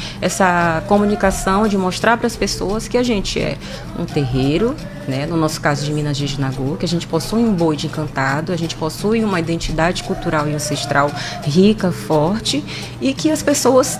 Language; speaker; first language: Portuguese; native; Portuguese